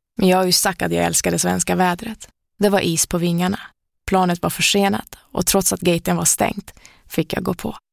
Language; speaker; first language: Swedish; early bilingual, other home language; Persian